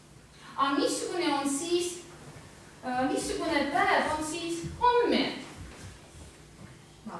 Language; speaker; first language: Estonian; non-native, local second language; Russian